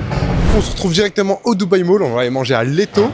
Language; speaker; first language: French; native; French